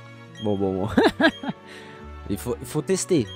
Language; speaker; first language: French; native; French